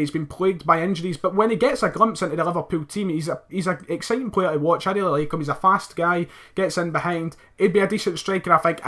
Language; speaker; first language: English; native; English